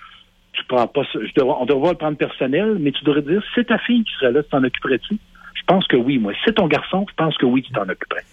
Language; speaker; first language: French; native; French